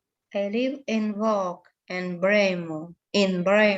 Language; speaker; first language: English; non-native, learner; Russian